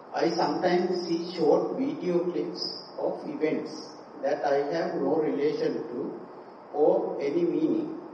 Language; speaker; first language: English; non-native, local second language; Sinhala